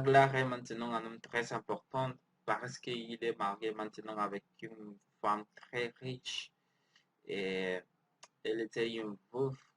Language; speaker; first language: French; non-native, learner; Spanish